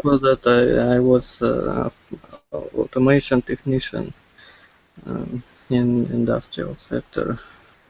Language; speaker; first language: English; non-native, learner; Russian